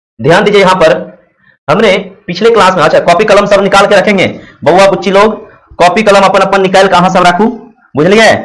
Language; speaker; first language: Hindi; native; Hindi